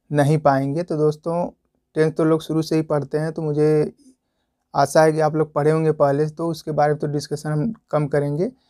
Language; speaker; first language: Hindi; native; Hindi